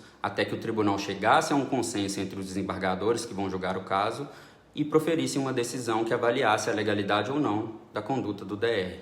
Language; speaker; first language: Portuguese; native; Portuguese